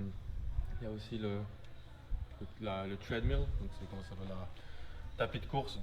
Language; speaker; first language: French; native; French